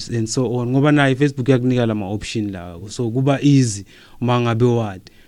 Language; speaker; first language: Zulu; non-native, local second language; Swati